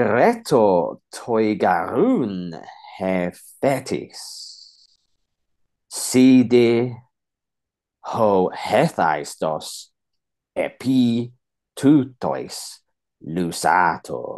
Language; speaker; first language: Greek; non-native, fluent; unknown